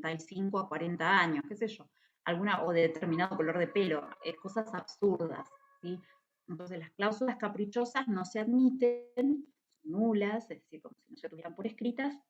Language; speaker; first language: Spanish; native; Spanish